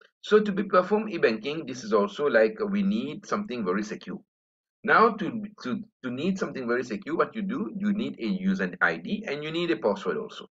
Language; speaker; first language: English; non-native, local second language; Morisyen